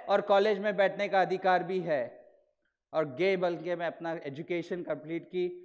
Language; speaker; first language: Hindi; non-native, local second language; Marathi